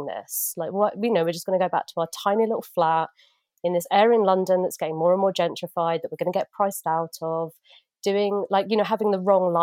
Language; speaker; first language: English; native; English